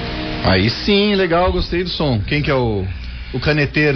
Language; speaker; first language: Portuguese; native; Portuguese